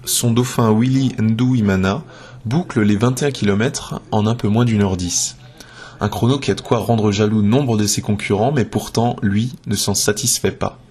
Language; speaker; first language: French; native; French